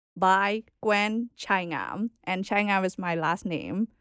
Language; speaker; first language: English; non-native, learner; Thai